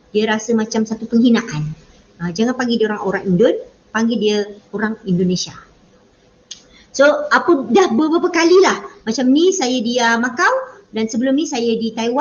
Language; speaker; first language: Malay; native; Malay